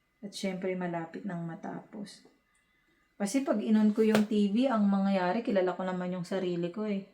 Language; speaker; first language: Filipino; native; Filipino